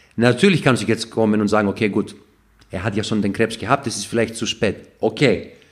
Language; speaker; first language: German; non-native, fluent; Greek